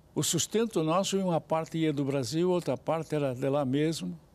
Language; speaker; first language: Portuguese; native; Portuguese